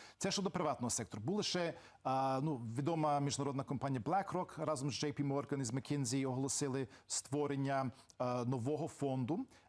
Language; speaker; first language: Ukrainian; early bilingual, heritage; Ukrainian